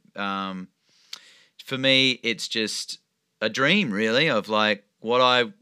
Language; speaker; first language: English; native; English